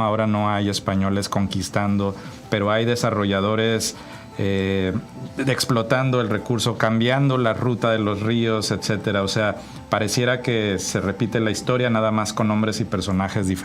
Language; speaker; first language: Spanish; native; Spanish